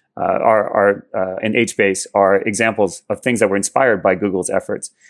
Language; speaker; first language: English; native; English